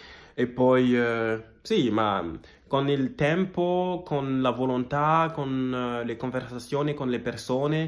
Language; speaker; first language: Italian; non-native, fluent; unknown